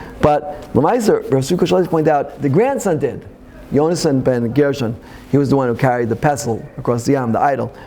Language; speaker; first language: English; native; English